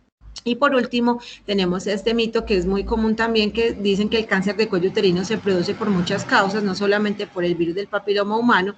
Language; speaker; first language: Spanish; native; Spanish